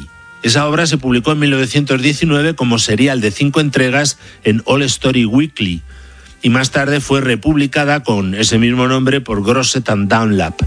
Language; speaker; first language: Spanish; native; Spanish